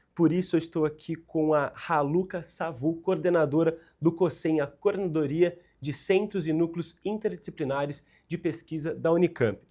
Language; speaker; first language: Portuguese; native; Portuguese